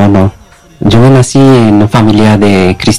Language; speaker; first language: Spanish; non-native, learner; Bangla